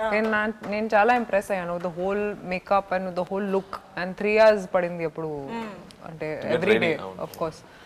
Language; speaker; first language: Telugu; non-native, local second language; Hindi